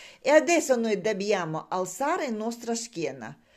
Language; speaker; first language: Italian; non-native, learner; Russian